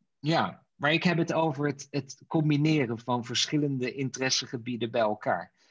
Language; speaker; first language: Dutch; native; Dutch